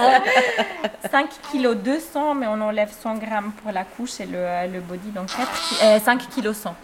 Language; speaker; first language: French; native; French